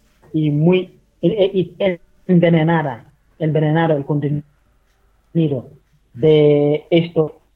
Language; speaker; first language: Spanish; non-native, fluent; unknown